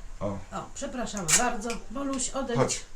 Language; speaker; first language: Polish; native; Polish